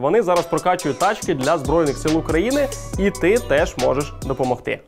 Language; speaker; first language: Ukrainian; native; Ukrainian